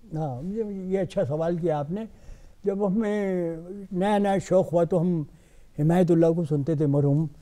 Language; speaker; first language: Hindi; non-native, local second language; Urdu